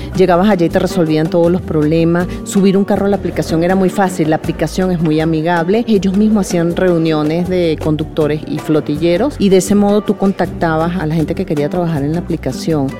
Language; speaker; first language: Spanish; native; Spanish